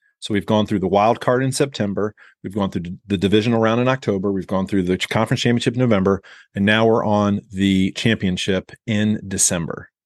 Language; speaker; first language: English; native; English